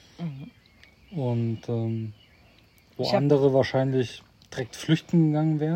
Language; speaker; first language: German; native; German